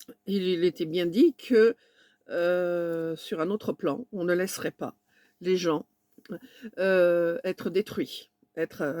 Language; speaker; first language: French; native; French